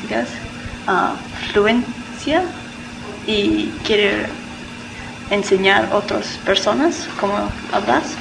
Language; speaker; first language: Spanish; non-native, learner; English